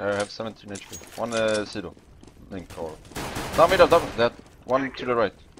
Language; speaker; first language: English; non-native, fluent; Swedish